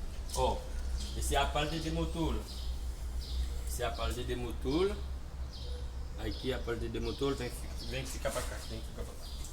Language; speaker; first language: Portuguese; non-native, learner; Haitian Creole